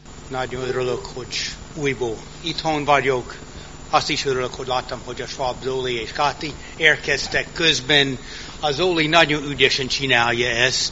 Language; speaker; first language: Hungarian; early bilingual, heritage; English